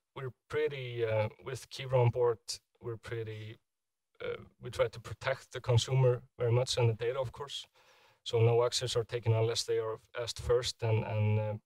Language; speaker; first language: English; non-native, fluent; Icelandic